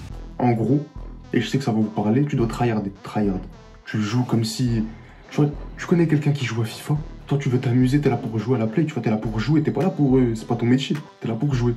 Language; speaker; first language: French; native; French